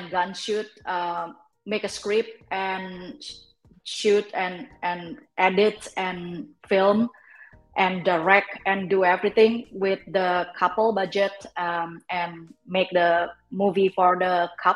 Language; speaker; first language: English; non-native, fluent; Indonesian